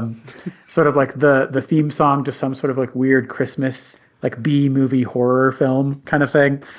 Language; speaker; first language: English; native; English